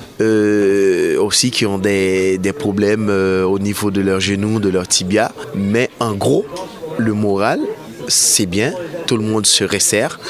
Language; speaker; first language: French; non-native, local second language; Haitian Creole